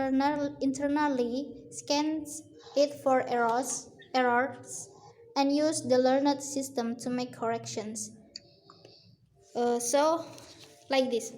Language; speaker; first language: English; non-native, learner; Indonesian